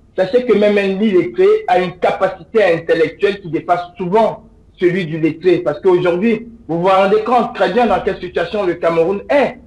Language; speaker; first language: French; native; French